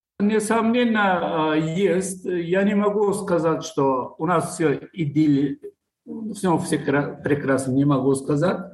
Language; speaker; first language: Russian; non-native, local second language; Tajik